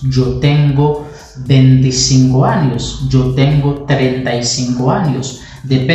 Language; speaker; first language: Spanish; non-native, learner; Haitian Creole